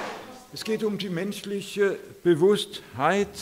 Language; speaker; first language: German; non-native, fluent; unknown